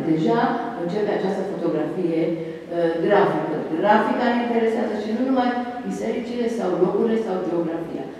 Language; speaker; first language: Romanian; early bilingual, other home language; Hebrew